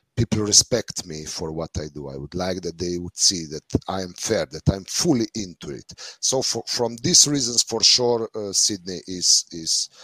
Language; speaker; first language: English; non-native, fluent; Slovenian